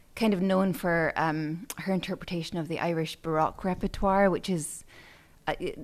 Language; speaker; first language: English; native; English